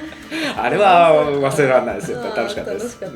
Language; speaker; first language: Japanese; native; Japanese